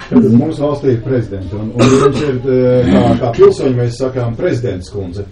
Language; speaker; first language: Latvian; native; Latvian